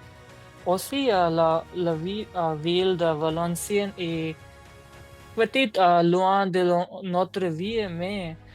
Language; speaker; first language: French; non-native, learner; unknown